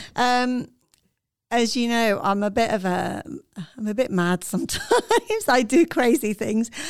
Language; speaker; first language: English; non-native, fluent; Arabic